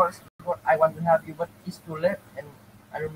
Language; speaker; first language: English; non-native, learner; Vietnamese